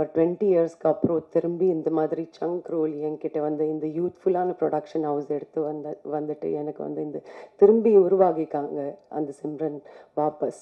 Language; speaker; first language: Tamil; non-native, fluent; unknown